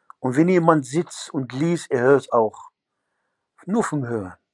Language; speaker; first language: German; non-native, fluent; Arabic